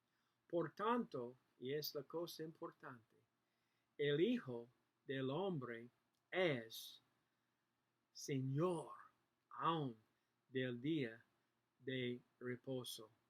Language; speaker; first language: Spanish; non-native, learner; English